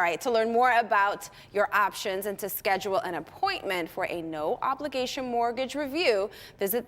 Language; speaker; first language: English; native; English